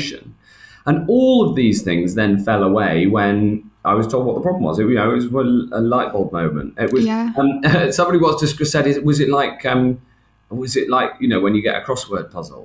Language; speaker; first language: English; native; English